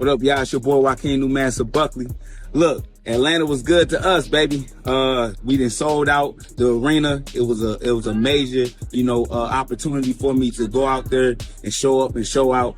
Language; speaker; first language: English; native; English